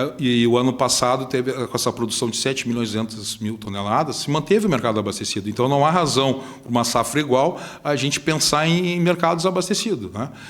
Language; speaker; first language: Portuguese; native; Portuguese